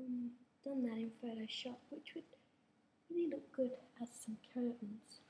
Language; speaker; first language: English; native; English